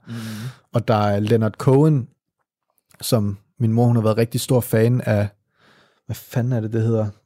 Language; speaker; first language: Danish; native; Danish